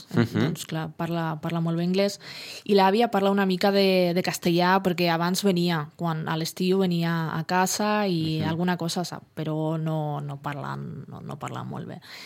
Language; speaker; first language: Catalan; non-native, fluent; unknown